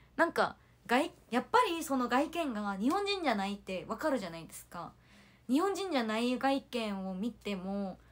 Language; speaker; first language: Japanese; non-native, fluent; Korean